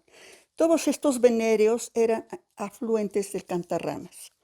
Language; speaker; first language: Spanish; native; Spanish